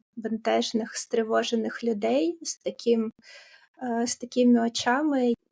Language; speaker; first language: Ukrainian; non-native, local second language; Russian